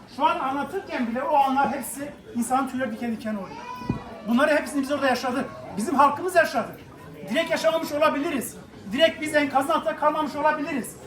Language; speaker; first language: Turkish; non-native, local second language; Kurdish